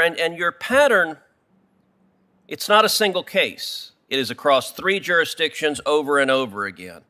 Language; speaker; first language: English; native; English